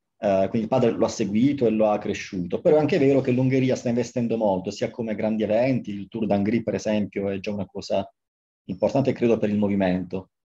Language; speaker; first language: Italian; native; Italian